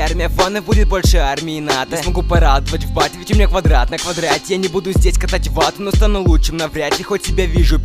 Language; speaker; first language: Russian; native; Russian